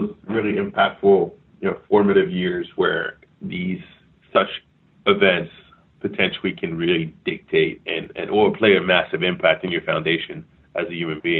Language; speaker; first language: English; early bilingual, other home language; French